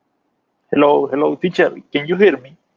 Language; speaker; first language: English; non-native, learner; Spanish